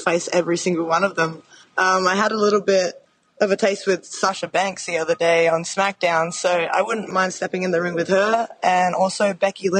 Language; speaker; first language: English; native; English